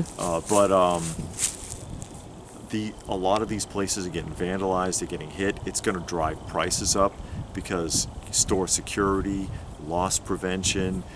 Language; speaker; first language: English; native; English